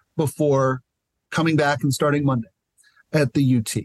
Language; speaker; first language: English; native; English